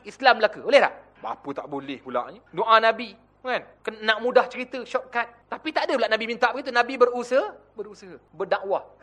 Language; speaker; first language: Malay; native; Malay